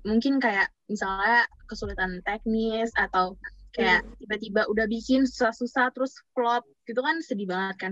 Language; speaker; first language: Indonesian; native; Indonesian